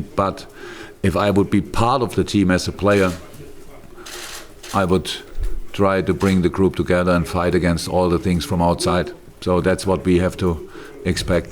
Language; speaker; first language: English; non-native, fluent; German